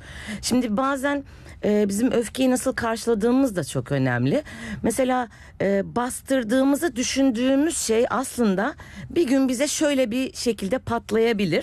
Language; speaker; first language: Turkish; native; Turkish